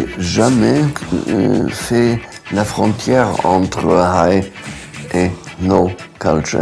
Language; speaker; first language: French; non-native, fluent; German